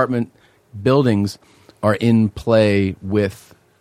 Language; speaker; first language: English; native; English